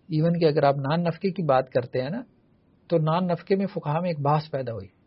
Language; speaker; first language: Urdu; native; Urdu